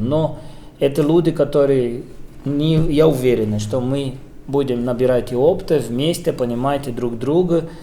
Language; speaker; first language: Russian; non-native, fluent; Portuguese